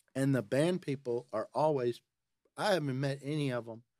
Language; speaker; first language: English; native; English